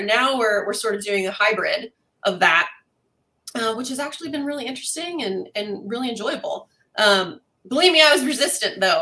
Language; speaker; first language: English; native; English